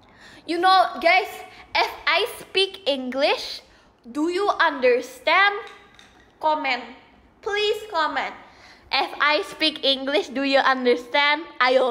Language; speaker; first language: English; non-native, learner; Indonesian